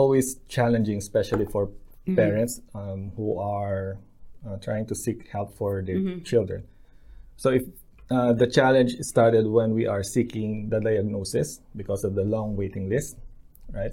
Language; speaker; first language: English; non-native, local second language; Filipino